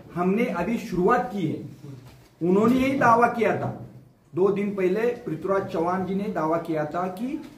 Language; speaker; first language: Hindi; non-native, local second language; Marathi